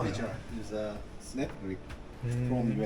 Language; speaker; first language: English; non-native, learner; Japanese